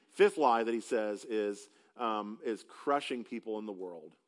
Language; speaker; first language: English; native; English